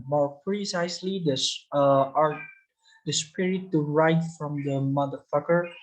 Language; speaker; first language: English; non-native, learner; Indonesian